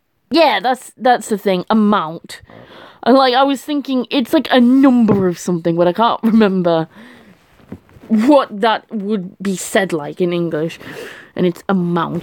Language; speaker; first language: English; native; English